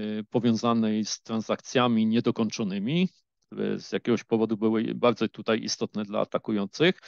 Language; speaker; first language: Polish; native; Polish